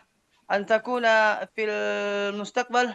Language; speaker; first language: Arabic; non-native, learner; Indonesian